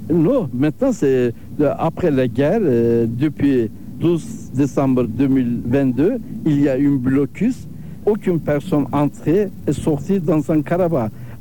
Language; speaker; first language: French; non-native, learner; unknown